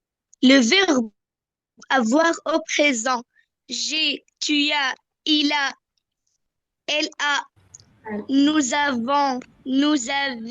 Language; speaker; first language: French; non-native, learner; Arabic